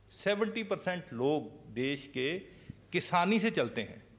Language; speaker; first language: Hindi; non-native, local second language; Punjabi